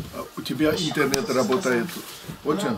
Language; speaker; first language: Russian; non-native, learner; German